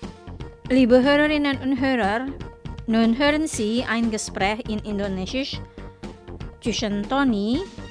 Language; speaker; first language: German; non-native, fluent; Indonesian